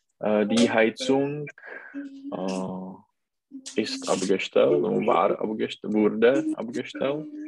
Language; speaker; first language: German; non-native, learner; Czech